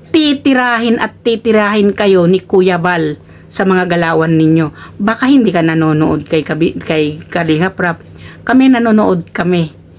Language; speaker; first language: Filipino; non-native, local second language; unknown